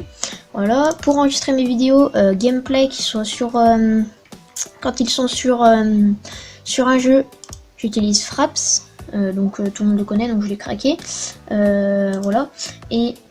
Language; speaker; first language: French; native; French